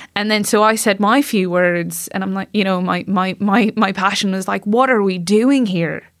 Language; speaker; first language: English; native; English